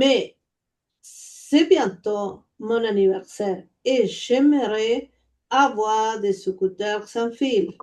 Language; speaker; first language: French; non-native, learner; Spanish